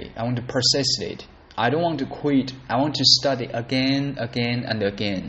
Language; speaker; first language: English; non-native, learner; Chinese